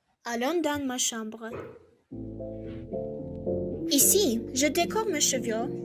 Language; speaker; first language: French; non-native, learner; Armenian